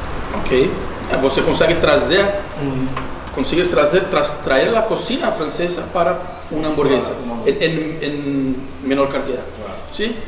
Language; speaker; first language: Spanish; non-native, learner; Portuguese